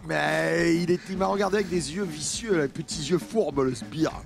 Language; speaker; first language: French; native; French